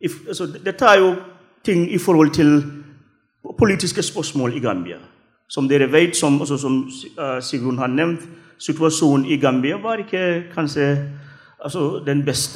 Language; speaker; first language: Norwegian; non-native, fluent; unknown